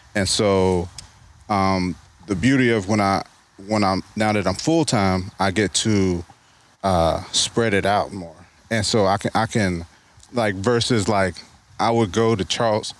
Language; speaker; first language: English; native; English